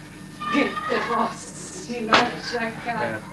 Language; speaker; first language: Italian; native; Italian